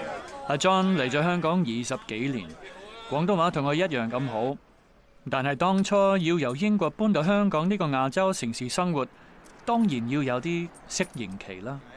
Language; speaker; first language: Cantonese; native; Cantonese